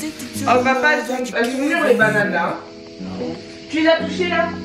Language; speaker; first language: French; native; French